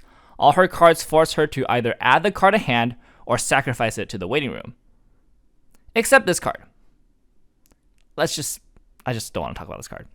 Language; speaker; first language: English; native; English